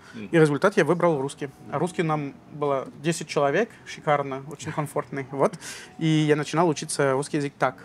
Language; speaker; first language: Russian; non-native, learner; French